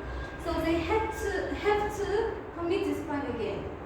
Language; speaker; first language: English; non-native, fluent; Uzbek